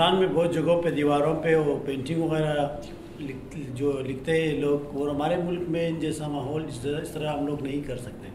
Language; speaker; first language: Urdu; non-native, local second language; Punjabi